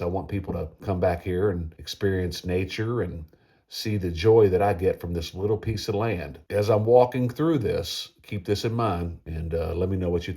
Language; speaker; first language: English; native; English